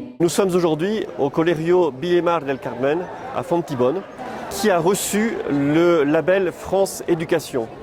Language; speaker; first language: French; native; French